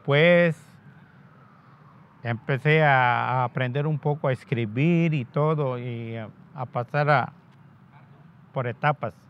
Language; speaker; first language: Spanish; non-native, local second language; Yucateco